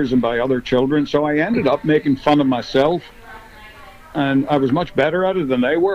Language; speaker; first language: English; native; English